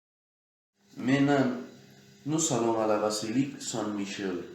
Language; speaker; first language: French; non-native, learner; Spanish